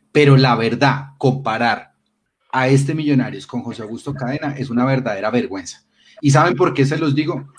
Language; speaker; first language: Spanish; native; Spanish